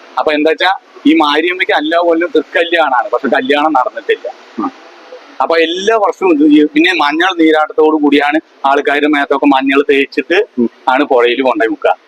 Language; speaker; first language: Malayalam; non-native, local second language; Tamil